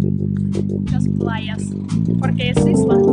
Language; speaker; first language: Spanish; non-native, learner; Russian